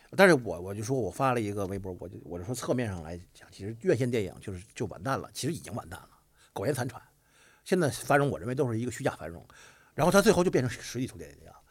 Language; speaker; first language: Chinese; native; Chinese